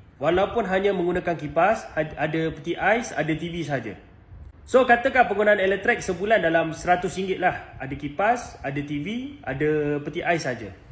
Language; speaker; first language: Malay; native; Malay